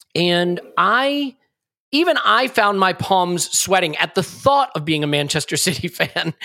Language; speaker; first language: English; native; English